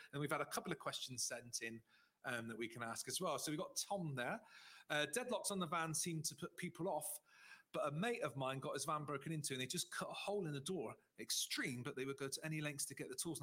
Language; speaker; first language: English; native; English